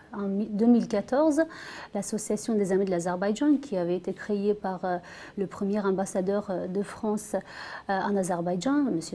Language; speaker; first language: French; non-native, fluent; Azerbaijani